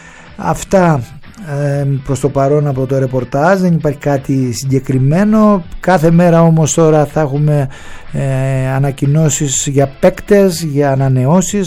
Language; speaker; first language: Greek; native; Greek